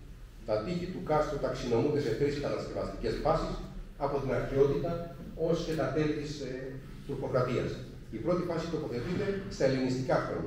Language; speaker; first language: Greek; native; Greek